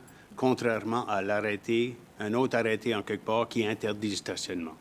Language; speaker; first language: French; native; French